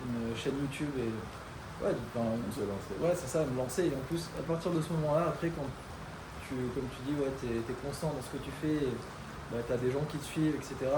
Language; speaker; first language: French; native; French